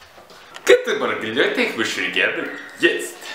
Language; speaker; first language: German; non-native, learner; Russian